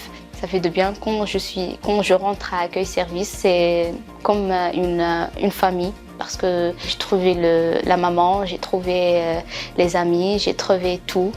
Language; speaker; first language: French; non-native, learner; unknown